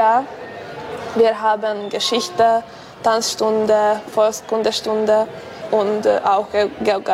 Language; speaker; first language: German; non-native, local second language; Hungarian